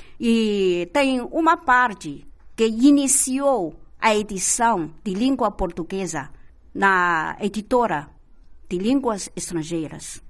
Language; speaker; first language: Portuguese; non-native, fluent; Chinese